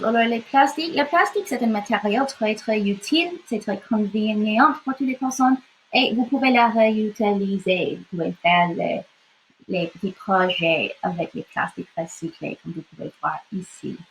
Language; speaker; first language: French; non-native, local second language; English